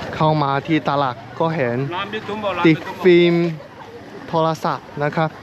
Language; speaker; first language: Thai; non-native, fluent; Chinese